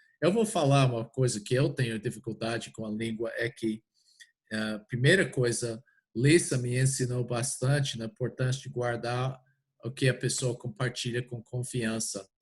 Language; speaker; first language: Portuguese; non-native, fluent; English